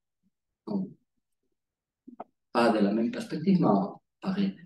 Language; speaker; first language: French; non-native, learner; Spanish